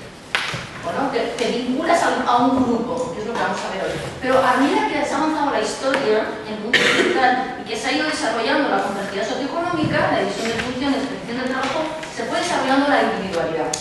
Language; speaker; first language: Spanish; native; Spanish